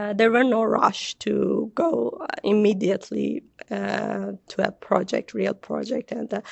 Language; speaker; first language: English; non-native, fluent; Persian